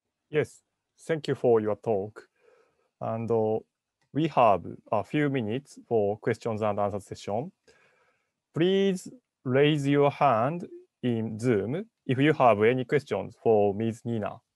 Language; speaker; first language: English; non-native, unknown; Japanese